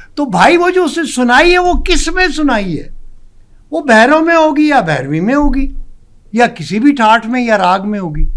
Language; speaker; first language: Urdu; non-native, local second language; Pashto